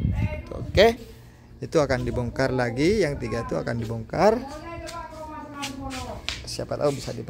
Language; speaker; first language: Indonesian; native; Indonesian